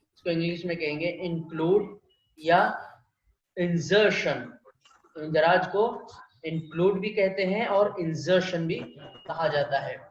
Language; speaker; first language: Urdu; native; Urdu